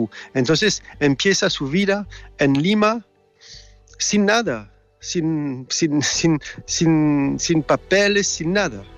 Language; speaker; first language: Spanish; non-native, fluent; French